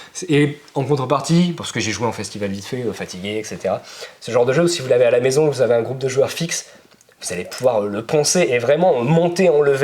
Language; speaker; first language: French; native; French